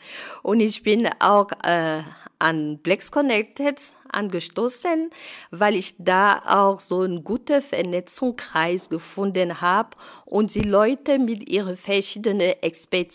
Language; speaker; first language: German; non-native, fluent; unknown